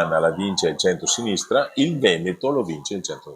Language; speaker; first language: Italian; native; Italian